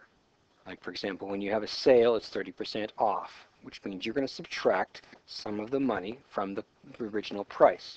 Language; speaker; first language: English; native; English